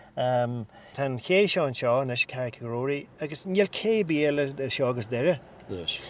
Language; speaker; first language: Irish; native; Irish